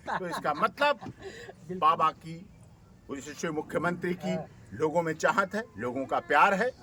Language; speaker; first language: Hindi; native; Hindi